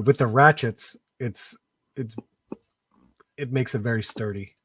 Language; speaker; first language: English; native; English